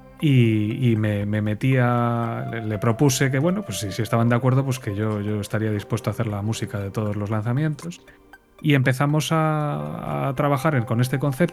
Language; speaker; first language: Spanish; native; Spanish